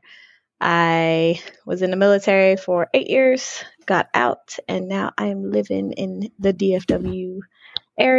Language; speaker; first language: English; native; English